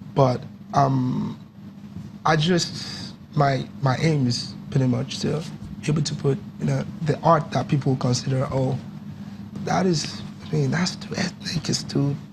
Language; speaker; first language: English; non-native, local second language; Yoruba